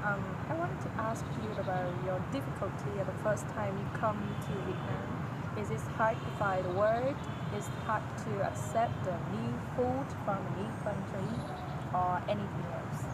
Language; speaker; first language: English; non-native, fluent; Vietnamese